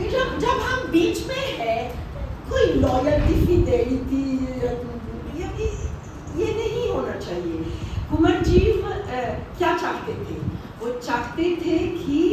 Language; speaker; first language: Hindi; non-native, fluent; Italian